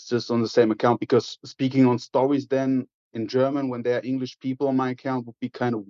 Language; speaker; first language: English; non-native, fluent; German